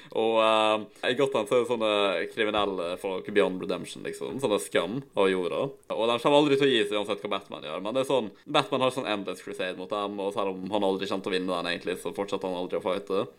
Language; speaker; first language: Norwegian; native; Norwegian